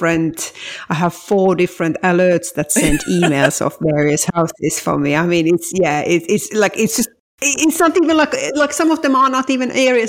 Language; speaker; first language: English; non-native, fluent; Finnish